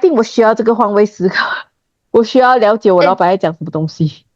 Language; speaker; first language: Chinese; native; Chinese